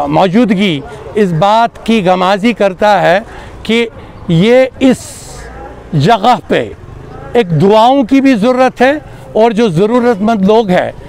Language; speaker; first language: Hindi; non-native, local second language; Kashmiri